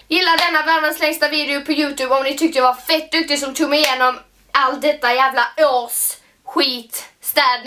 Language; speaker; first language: Swedish; native; Swedish